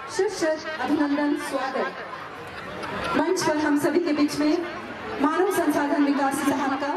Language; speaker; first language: Hindi; native; Hindi